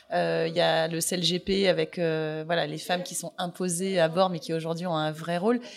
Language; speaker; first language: French; native; French